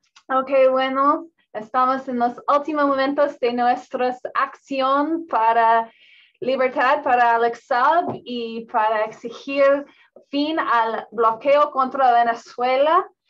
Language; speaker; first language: Spanish; non-native, learner; English